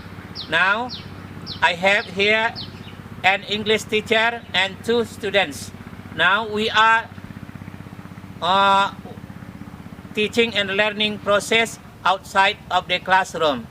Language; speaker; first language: English; non-native, fluent; Indonesian